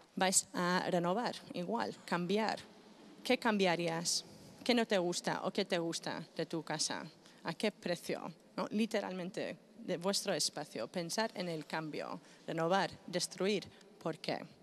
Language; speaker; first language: Spanish; non-native, fluent; Greek